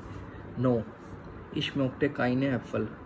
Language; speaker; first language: German; non-native, learner; Hindi